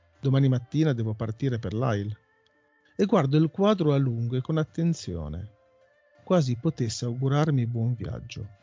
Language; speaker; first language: Italian; native; Italian